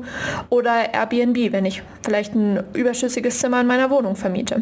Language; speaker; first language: German; native; German